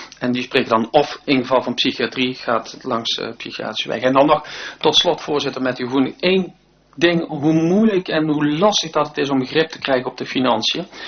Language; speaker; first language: Dutch; native; Dutch